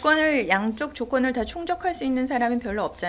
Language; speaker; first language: Korean; native; Korean